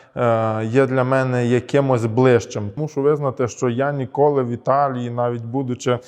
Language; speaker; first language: Ukrainian; early bilingual, heritage; Ukrainian